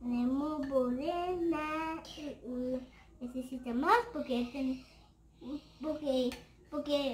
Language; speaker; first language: Spanish; early bilingual, heritage; Spanish